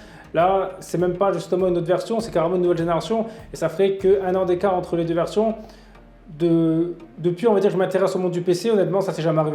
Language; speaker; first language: French; native; French